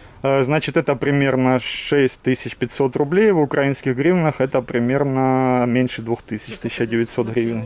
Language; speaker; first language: Russian; native; Russian